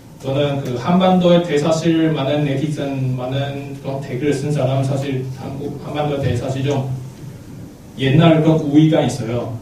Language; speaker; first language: Korean; non-native, fluent; Chinese